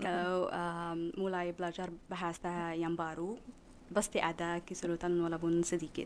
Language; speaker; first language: Indonesian; non-native, learner; Arabic